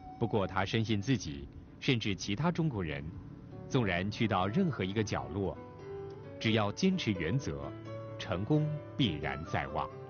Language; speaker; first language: Chinese; non-native, local second language; Cantonese